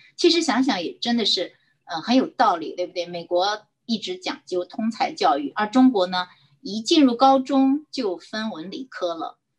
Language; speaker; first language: Chinese; native; Chinese